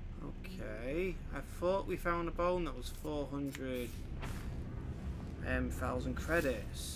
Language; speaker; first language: English; native; English